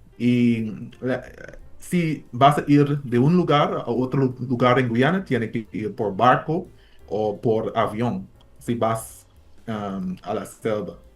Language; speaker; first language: Spanish; non-native, fluent; English